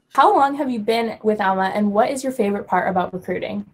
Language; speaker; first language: English; native; English